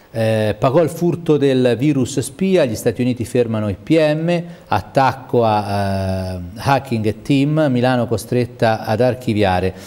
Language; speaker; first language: Italian; native; Italian